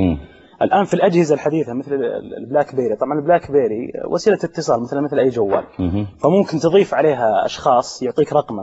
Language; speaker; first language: Arabic; native; Arabic